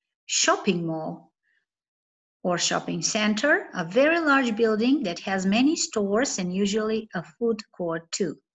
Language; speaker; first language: English; non-native, fluent; Macedonian